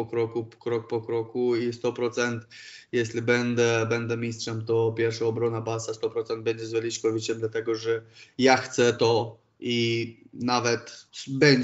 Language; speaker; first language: Polish; non-native, fluent; Romanian